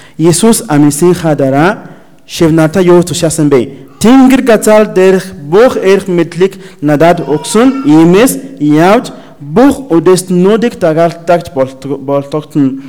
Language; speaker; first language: Mongolian; non-native, learner; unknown